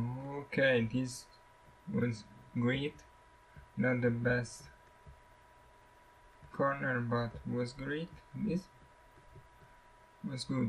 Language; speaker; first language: English; non-native, learner; Italian